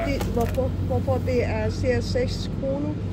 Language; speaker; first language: Danish; non-native, learner; Thai